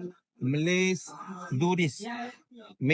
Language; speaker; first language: English; non-native, local second language; Malay